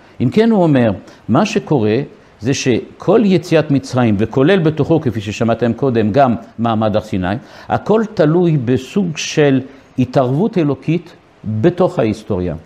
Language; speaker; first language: Hebrew; non-native, fluent; French